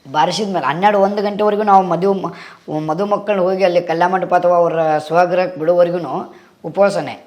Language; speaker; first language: Kannada; native; Kannada